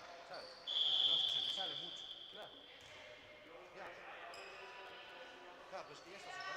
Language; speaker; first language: Spanish; native; Spanish